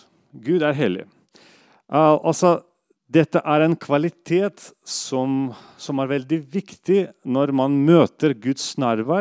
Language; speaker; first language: Norwegian; non-native, fluent; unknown